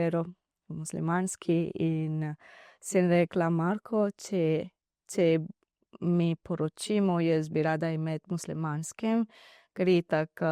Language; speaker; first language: Slovenian; non-native, learner; Divehi